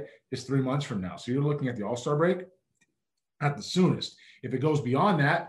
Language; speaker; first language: English; native; English